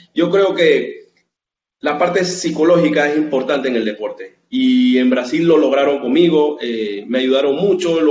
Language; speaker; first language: Spanish; native; Spanish